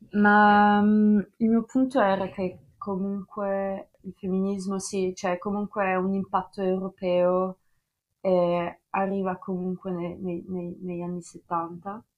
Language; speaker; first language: Italian; non-native, fluent; Russian